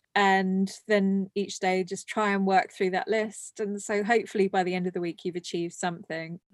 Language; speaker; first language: English; early bilingual, other home language; Morisyen